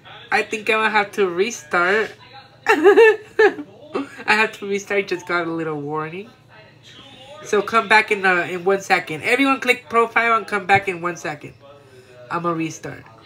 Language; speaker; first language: English; early bilingual, other home language; Spanish